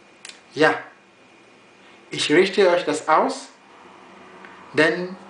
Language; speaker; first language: German; non-native, fluent; Yoruba